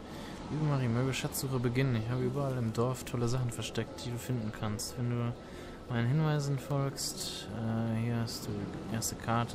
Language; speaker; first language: German; native; German